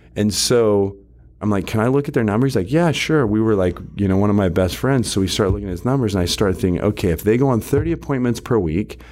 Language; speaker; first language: English; native; English